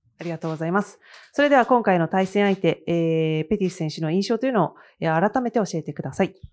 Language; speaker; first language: Japanese; native; Japanese